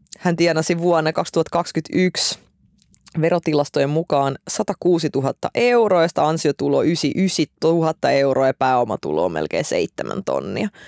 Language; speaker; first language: Finnish; early bilingual, other home language; Russian